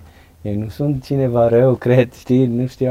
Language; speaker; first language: Romanian; non-native, learner; Dutch